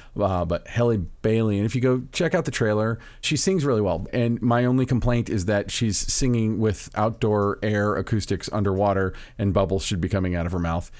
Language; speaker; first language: English; native; English